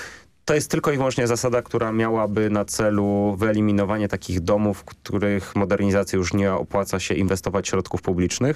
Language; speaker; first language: Polish; native; Polish